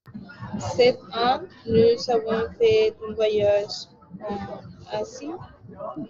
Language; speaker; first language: French; non-native, learner; Spanish